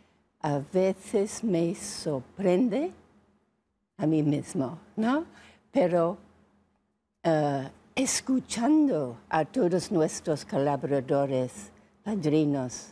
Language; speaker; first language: Spanish; non-native, fluent; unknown